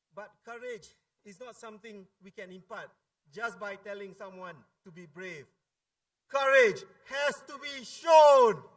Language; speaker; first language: English; non-native, local second language; Malay